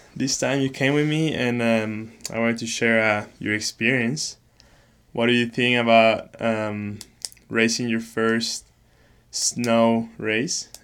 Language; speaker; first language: English; non-native, fluent; Spanish